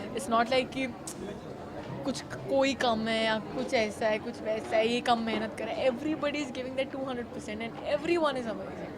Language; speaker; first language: Hindi; native; Hindi